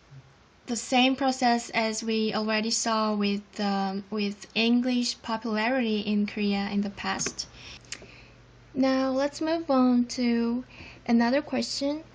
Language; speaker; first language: English; non-native, fluent; Korean